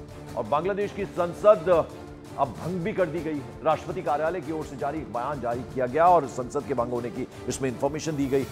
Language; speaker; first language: Hindi; native; Hindi